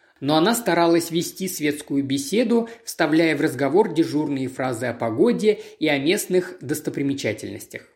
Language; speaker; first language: Russian; native; Russian